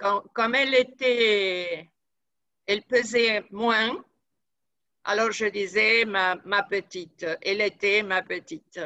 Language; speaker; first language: French; non-native, fluent; Spanish